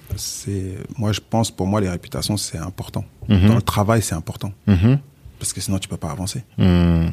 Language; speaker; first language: French; early bilingual, other home language; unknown